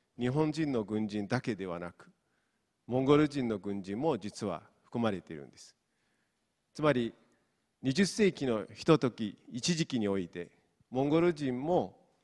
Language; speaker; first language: Japanese; non-native, fluent; Mongolian